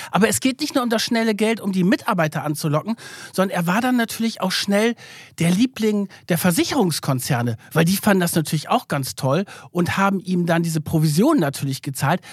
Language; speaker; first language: German; early bilingual, other home language; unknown